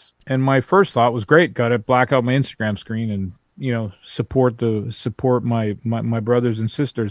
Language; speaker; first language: English; native; English